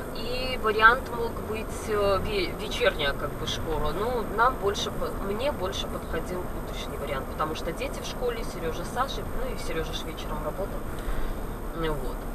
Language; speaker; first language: Russian; native; Russian